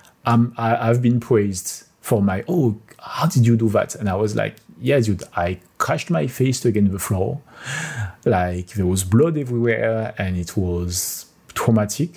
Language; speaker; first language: English; non-native, fluent; French